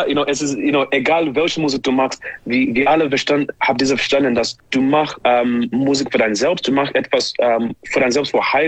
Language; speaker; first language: German; non-native, fluent; English